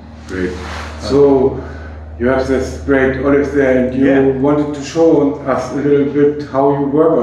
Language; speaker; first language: English; non-native, fluent; German